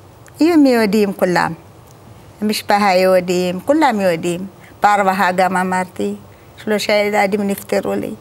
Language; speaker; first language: Hebrew; non-native, learner; Amharic